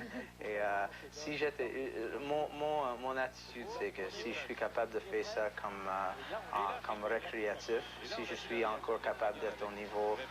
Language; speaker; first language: French; non-native, local second language; English